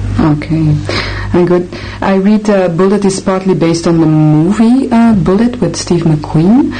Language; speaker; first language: English; non-native, fluent; Dutch